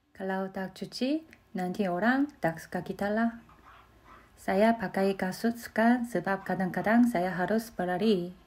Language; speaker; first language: Malay; non-native, learner; Korean